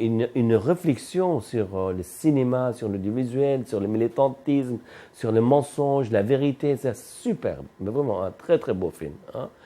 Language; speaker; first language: French; non-native, fluent; Arabic